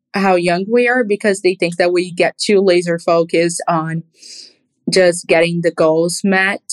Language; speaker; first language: English; non-native, fluent; Portuguese